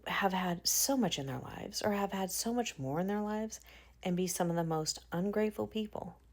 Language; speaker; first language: English; native; English